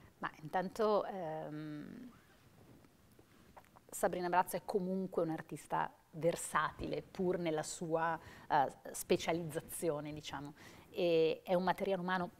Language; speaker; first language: Italian; native; Italian